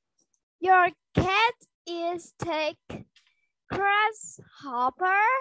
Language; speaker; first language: English; non-native, learner; Vietnamese